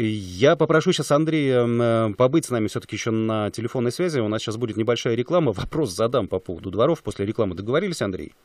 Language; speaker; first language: Russian; native; Russian